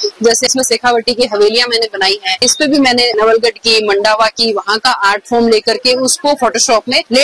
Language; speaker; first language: Hindi; native; Hindi